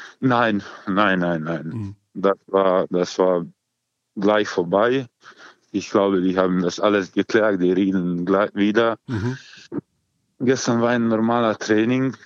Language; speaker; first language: German; non-native, learner; Croatian